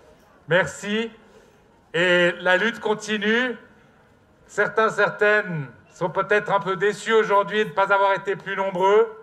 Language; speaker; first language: French; native; French